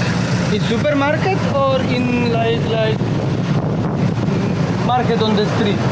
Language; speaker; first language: English; non-native, learner; Polish